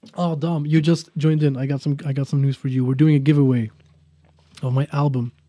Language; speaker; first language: English; non-native, fluent; Dutch